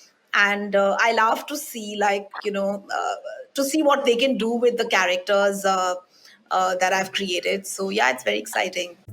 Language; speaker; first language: English; non-native, local second language; Hindi